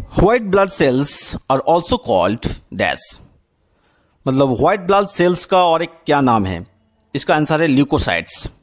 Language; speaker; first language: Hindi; non-native, local second language; Bangla